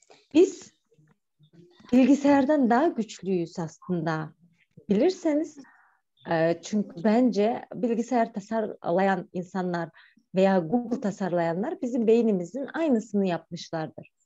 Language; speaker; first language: Turkish; non-native, fluent; Kyrgyz